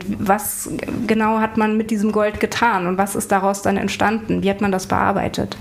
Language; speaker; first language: German; native; German